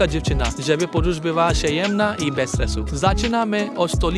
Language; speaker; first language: Polish; non-native, learner; Hindi